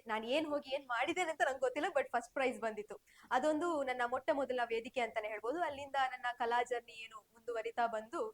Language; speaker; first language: Kannada; native; Kannada